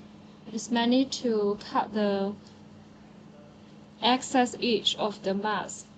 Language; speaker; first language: English; non-native, learner; Chinese